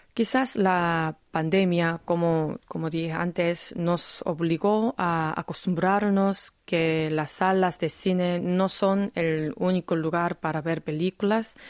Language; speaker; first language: Spanish; non-native, fluent; Korean